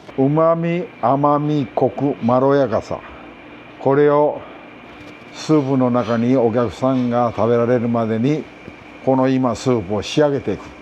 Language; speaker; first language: Japanese; native; Japanese